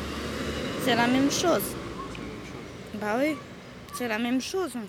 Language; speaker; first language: French; non-native, learner; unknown